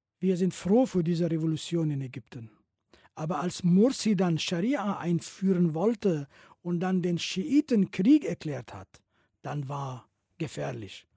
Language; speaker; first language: German; non-native, fluent; Kurdish